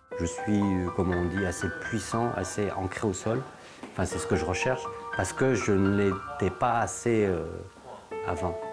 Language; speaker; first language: French; native; French